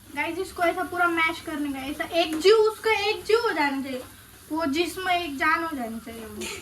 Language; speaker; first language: Hindi; non-native, local second language; Marathi